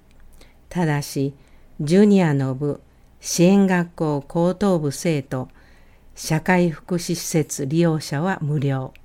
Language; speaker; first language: Japanese; native; Japanese